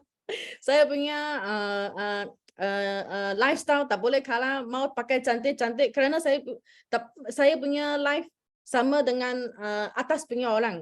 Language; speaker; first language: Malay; non-native, local second language; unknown